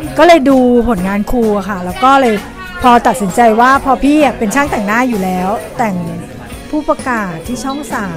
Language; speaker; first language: Thai; native; Thai